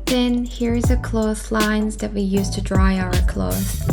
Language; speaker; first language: English; non-native, fluent; Korean